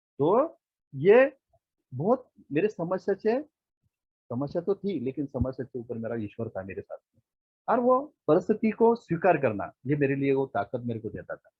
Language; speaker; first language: Hindi; non-native, local second language; Marathi